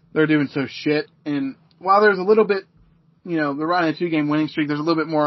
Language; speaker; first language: English; native; English